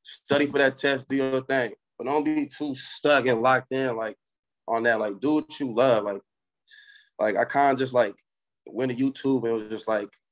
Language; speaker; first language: English; native; English